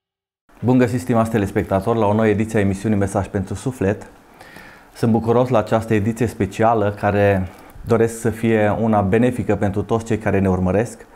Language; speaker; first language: Romanian; native; Romanian